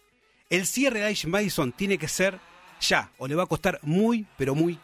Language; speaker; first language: Spanish; native; Spanish